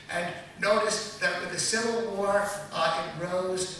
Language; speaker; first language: English; native; English